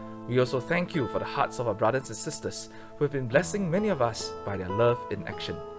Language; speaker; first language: English; non-native, local second language; Chinese